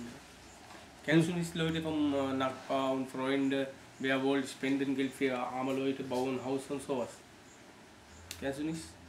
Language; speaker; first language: German; non-native, learner; Sinhala